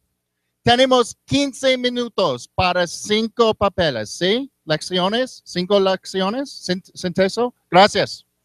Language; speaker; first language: Spanish; non-native, learner; English